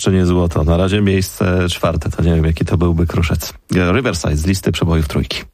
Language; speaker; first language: Polish; native; Polish